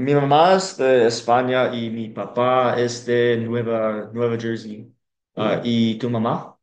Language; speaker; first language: Spanish; non-native, learner; English